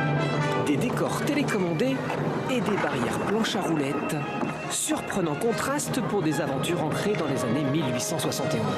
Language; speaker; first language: French; native; French